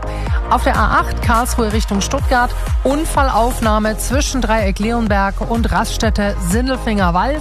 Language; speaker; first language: German; native; German